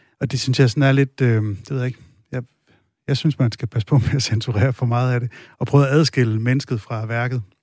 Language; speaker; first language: Danish; native; Danish